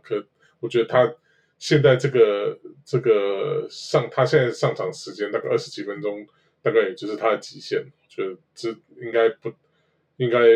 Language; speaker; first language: Chinese; native; Chinese